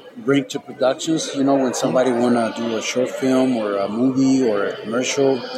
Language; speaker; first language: English; non-native, fluent; Spanish